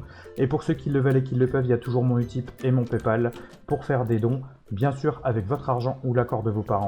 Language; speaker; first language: French; native; French